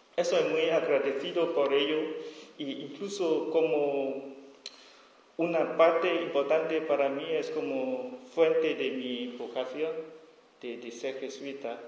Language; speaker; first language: Spanish; non-native, learner; S'gaw Karen